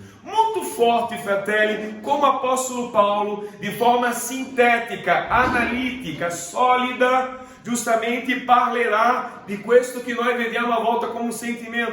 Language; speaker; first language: Italian; non-native, fluent; Portuguese